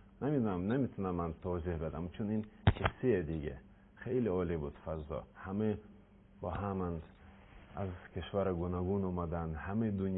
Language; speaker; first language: Persian; non-native, learner; Russian